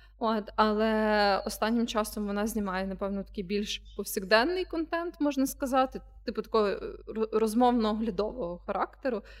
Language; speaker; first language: Ukrainian; non-native, local second language; Russian